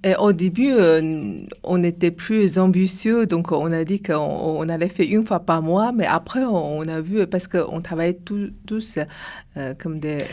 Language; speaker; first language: French; non-native, fluent; Chinese